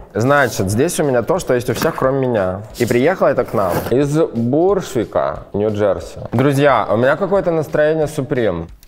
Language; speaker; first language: Russian; native; Russian